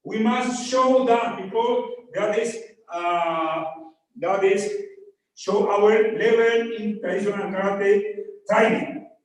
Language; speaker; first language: English; non-native, learner; Spanish